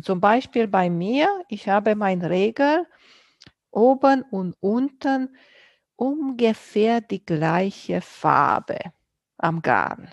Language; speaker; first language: German; non-native, fluent; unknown